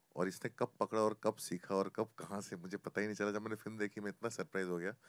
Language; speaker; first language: Hindi; native; Hindi